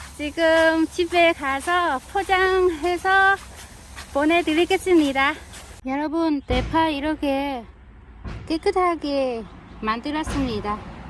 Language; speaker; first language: Korean; non-native, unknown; Vietnamese